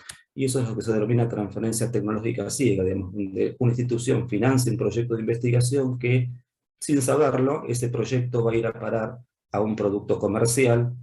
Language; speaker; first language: Spanish; native; Spanish